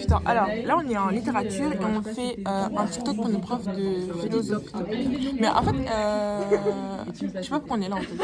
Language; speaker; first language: French; native; French